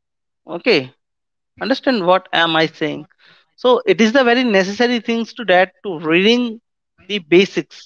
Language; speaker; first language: English; non-native, local second language; Hindi